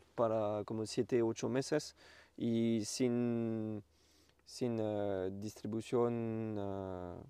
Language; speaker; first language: Spanish; non-native, learner; French